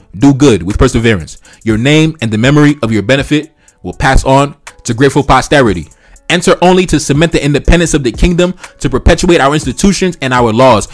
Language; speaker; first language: English; early bilingual, other home language; Haitian Creole